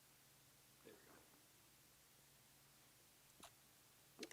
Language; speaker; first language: English; native; English